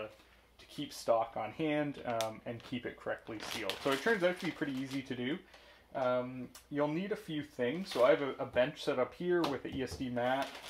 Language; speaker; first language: English; native; English